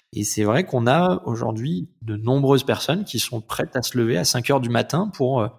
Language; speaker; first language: French; native; French